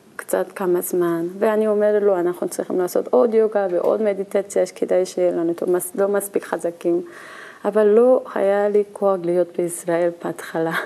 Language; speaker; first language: Hebrew; non-native, learner; Korean